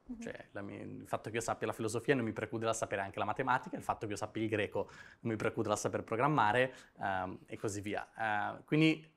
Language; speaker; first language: Italian; native; Italian